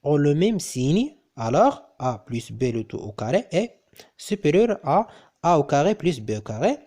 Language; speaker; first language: French; non-native, local second language; Arabic